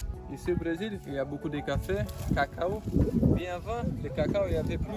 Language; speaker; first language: French; non-native, learner; Portuguese